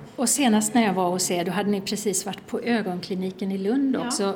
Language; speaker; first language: Swedish; native; Swedish